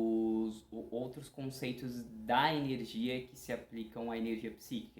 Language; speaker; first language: Portuguese; native; Portuguese